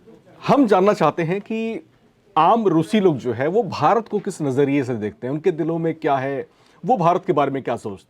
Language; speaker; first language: Hindi; native; Hindi